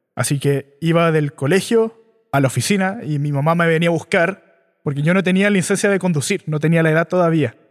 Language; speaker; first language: Spanish; native; Spanish